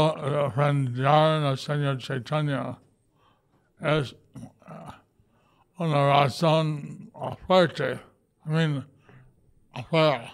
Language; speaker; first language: Spanish; non-native, learner; English